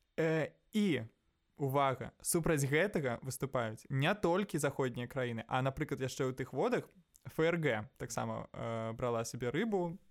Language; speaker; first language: Belarusian; non-native, local second language; Russian